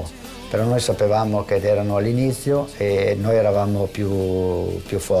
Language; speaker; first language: Italian; native; Italian